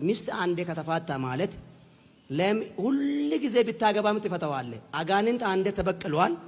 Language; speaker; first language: Amharic; non-native, local second language; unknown